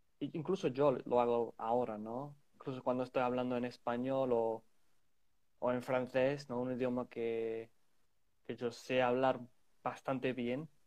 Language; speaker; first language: Spanish; non-native, fluent; English